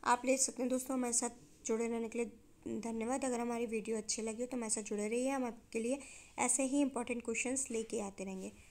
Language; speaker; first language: Hindi; native; Hindi